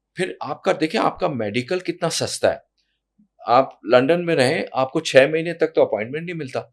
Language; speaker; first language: Urdu; native; Urdu